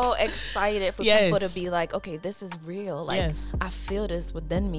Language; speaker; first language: English; non-native, local second language; Akan